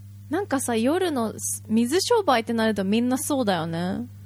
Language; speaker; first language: Japanese; early bilingual, heritage; Japanese